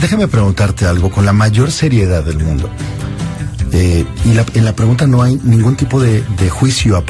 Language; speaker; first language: Spanish; native; Spanish